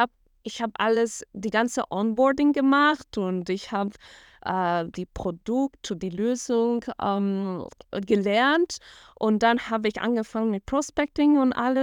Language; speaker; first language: German; non-native, fluent; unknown